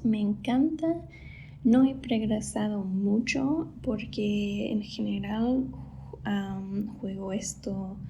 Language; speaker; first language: Spanish; non-native, fluent; English